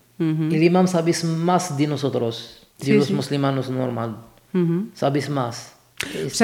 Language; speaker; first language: Spanish; non-native, learner; Arabic